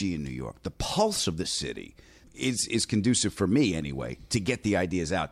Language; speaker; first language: English; native; English